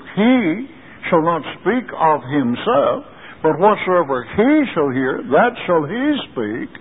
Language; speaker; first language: English; native; English